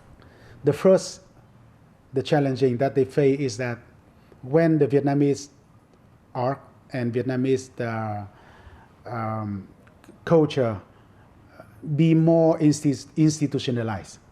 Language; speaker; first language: English; non-native, fluent; Vietnamese